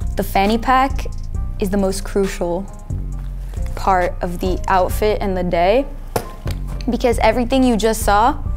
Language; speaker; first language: English; native; English